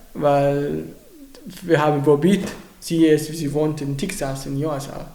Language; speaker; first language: German; non-native, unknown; Arabic